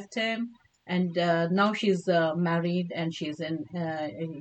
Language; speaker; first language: English; non-native, local second language; Kashmiri